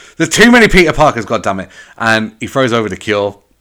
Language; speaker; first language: English; native; English